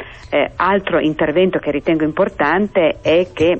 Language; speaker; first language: Italian; native; Italian